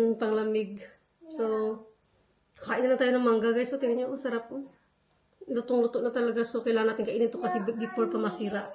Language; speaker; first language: Filipino; non-native, local second language; Hiligaynon